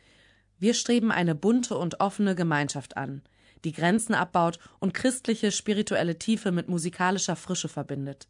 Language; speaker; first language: German; native; German